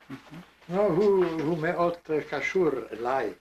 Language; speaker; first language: Hebrew; non-native, fluent; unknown